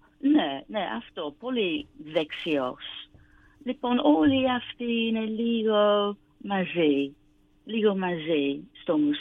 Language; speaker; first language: Greek; non-native, learner; English